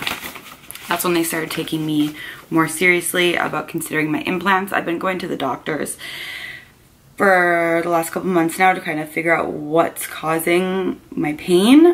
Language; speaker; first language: English; native; English